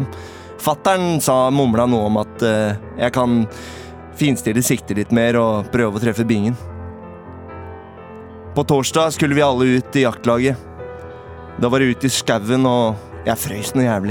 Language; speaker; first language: Norwegian; native; Norwegian